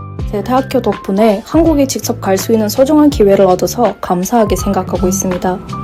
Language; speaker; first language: Korean; non-native, fluent; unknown